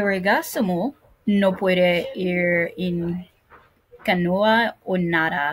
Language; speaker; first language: Spanish; non-native, learner; English